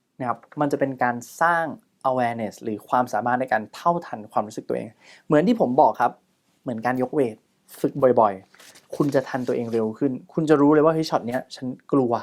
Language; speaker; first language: Thai; native; Thai